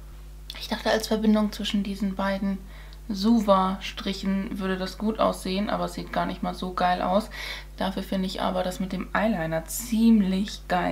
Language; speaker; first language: German; native; German